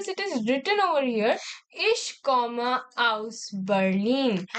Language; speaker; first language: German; non-native, learner; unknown